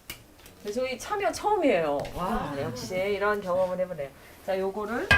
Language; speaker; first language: Korean; native; Korean